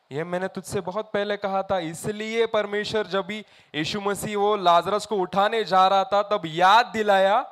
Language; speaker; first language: Hindi; non-native, local second language; Marathi